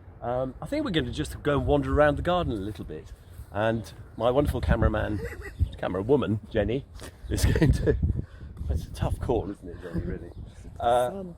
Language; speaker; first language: English; native; English